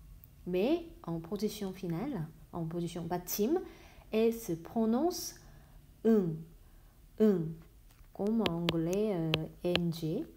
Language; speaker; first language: French; non-native, fluent; Korean